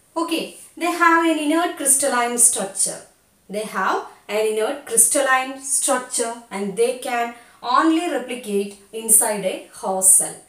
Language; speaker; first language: English; non-native, local second language; Malayalam